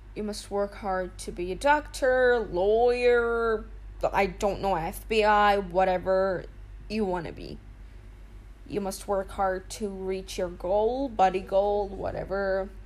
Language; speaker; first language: English; non-native, fluent; Arabic